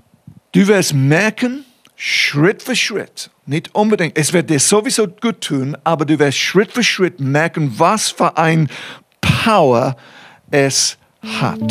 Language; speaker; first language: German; non-native, fluent; English